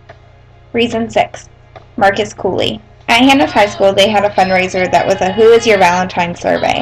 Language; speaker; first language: English; native; English